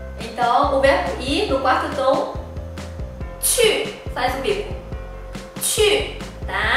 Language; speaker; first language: Portuguese; non-native, fluent; Chinese